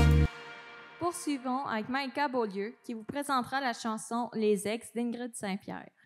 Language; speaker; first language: French; native; French